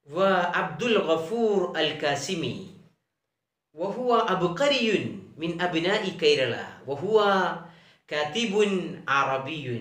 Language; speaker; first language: Arabic; non-native, fluent; Malayalam